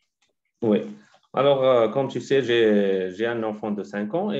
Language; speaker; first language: French; non-native, learner; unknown